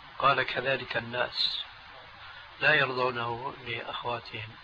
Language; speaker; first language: Arabic; early bilingual, other home language; Albanian